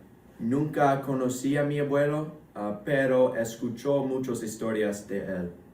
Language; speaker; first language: Spanish; non-native, learner; English